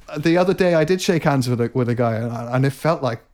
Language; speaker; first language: English; native; English